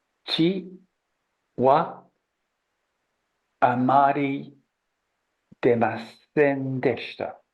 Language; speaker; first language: Japanese; non-native, learner; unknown